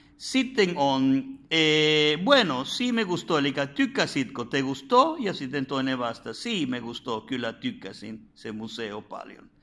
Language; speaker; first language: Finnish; non-native, fluent; Spanish